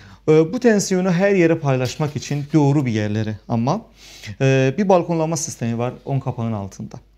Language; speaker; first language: Turkish; non-native, fluent; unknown